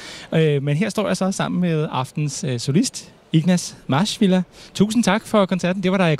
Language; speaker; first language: Danish; native; Danish